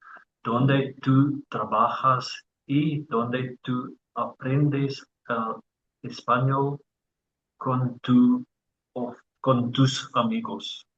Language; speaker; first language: Spanish; non-native, learner; English